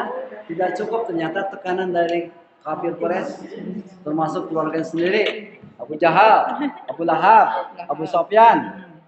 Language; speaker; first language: Indonesian; non-native, local second language; Sundanese